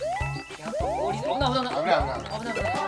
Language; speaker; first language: Japanese; native; Japanese